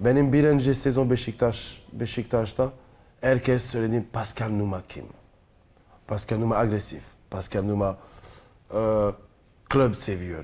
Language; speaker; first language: Turkish; non-native, learner; French